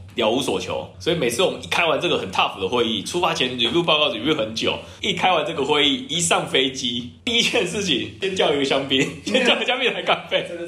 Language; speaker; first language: Chinese; native; Chinese